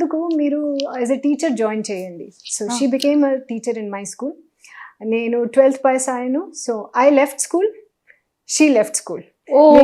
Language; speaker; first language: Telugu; non-native, local second language; Hindi